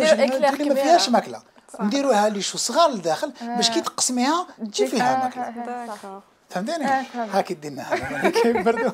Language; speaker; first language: Arabic; native; Arabic